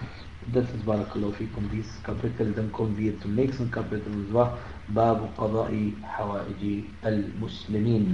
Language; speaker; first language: German; non-native, fluent; Arabic